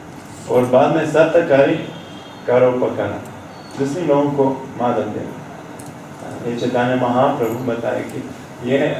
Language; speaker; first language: Hindi; non-native, fluent; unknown